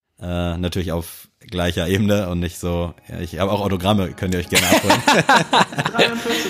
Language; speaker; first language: German; native; German